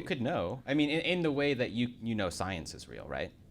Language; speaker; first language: English; native; English